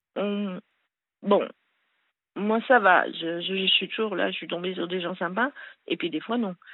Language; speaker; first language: French; native; French